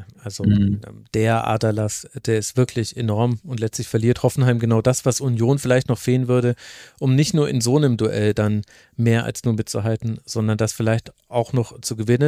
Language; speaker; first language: German; native; German